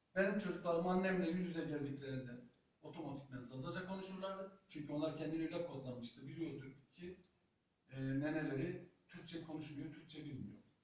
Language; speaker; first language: Turkish; non-native, local second language; Zaza